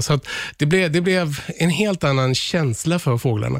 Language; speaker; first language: Swedish; native; Swedish